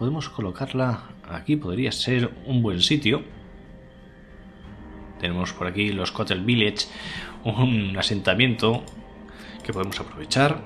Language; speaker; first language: Spanish; native; Spanish